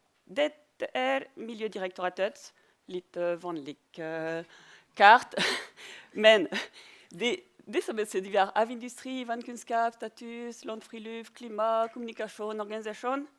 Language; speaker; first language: Norwegian; non-native, fluent; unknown